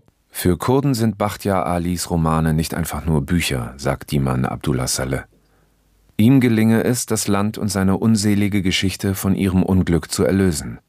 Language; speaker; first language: German; native; German